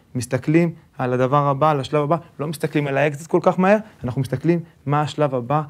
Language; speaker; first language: Hebrew; early bilingual, other home language; Spanish